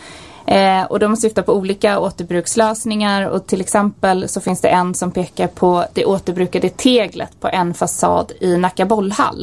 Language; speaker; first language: Swedish; native; Swedish